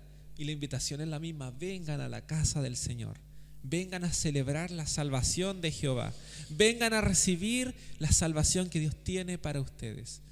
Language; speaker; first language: Spanish; native; Spanish